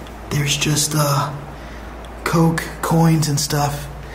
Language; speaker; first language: English; native; English